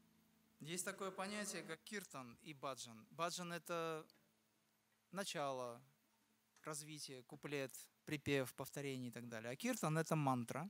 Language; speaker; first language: Russian; native; Russian